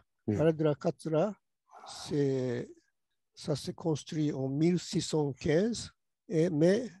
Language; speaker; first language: French; non-native, learner; Japanese